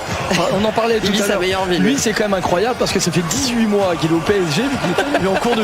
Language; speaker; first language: French; native; French